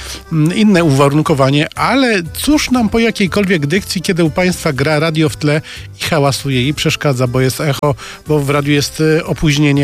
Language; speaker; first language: Polish; native; Polish